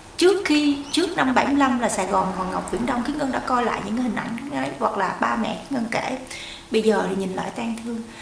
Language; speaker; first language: Vietnamese; native; Vietnamese